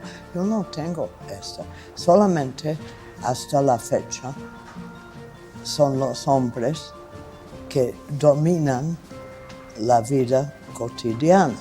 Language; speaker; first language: Spanish; non-native, fluent; English